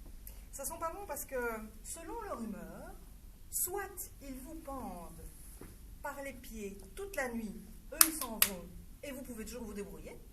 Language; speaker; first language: French; native; French